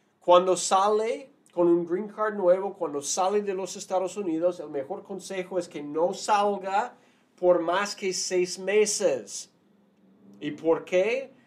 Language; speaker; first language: Spanish; non-native, fluent; English